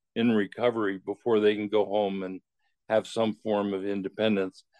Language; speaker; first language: English; native; English